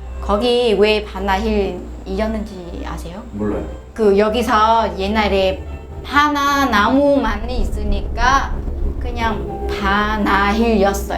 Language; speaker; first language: Korean; non-native, learner; Vietnamese